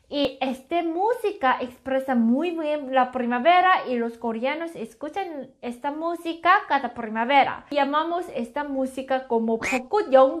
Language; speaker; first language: Spanish; non-native, learner; Korean